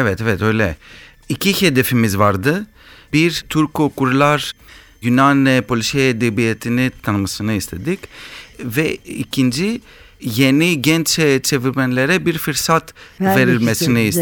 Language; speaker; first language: Turkish; non-native, learner; Greek